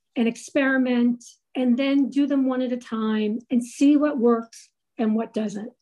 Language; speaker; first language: English; native; English